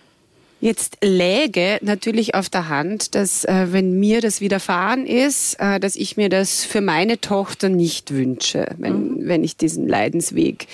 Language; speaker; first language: German; native; German